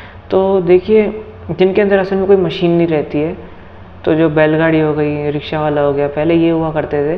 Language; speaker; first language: Hindi; native; Hindi